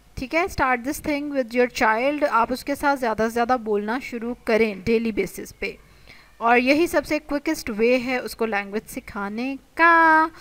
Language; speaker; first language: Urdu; native; Urdu